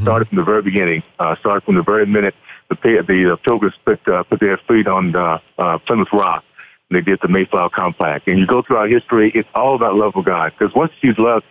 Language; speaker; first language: English; native; English